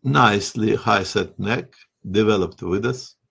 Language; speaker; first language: English; non-native, fluent; Russian